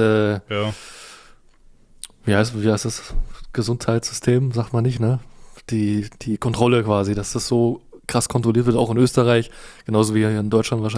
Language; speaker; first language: German; native; German